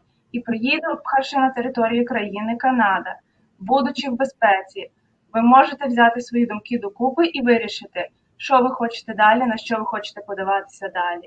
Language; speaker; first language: Ukrainian; native; Ukrainian